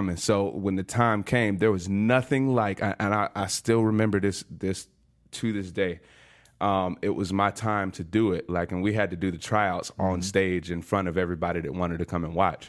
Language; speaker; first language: English; native; English